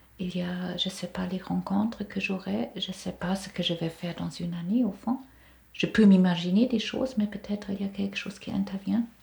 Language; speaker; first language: French; non-native, fluent; German